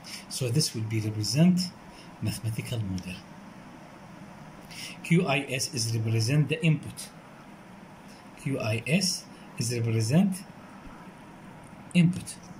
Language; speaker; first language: English; non-native, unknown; Arabic